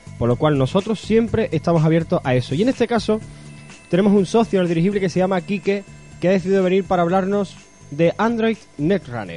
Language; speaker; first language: Spanish; native; Spanish